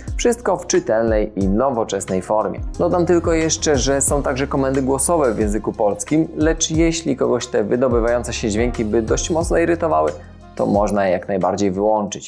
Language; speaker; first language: Polish; native; Polish